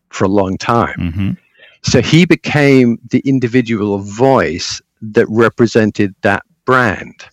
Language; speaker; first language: English; native; English